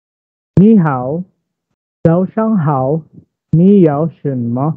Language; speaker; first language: Chinese; non-native, learner; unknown